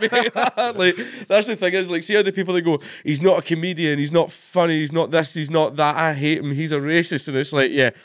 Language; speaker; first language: English; native; English